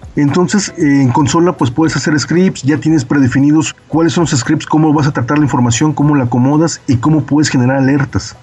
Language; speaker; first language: Spanish; native; Spanish